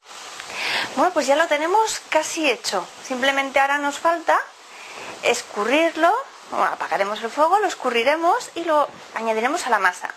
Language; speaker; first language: Spanish; native; Spanish